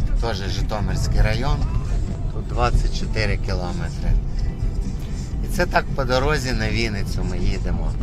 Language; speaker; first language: Ukrainian; native; Ukrainian